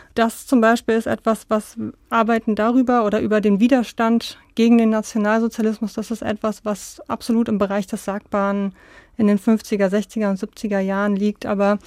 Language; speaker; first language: German; native; German